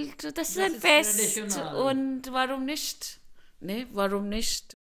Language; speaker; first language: German; non-native, learner; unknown